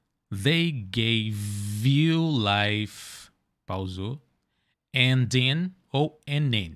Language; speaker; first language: English; non-native, fluent; Portuguese